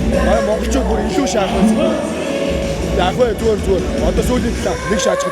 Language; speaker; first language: Mongolian; native; Mongolian